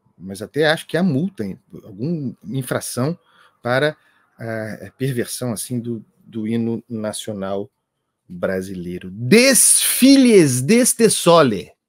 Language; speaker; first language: Portuguese; native; Portuguese